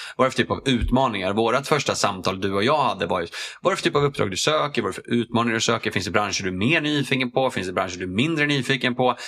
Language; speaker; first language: Swedish; native; Swedish